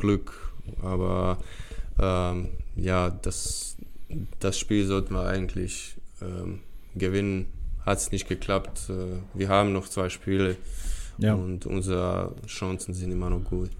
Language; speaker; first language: German; non-native, fluent; Bosnian